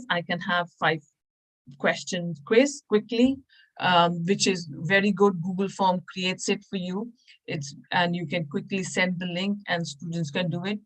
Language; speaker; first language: English; non-native, local second language; Punjabi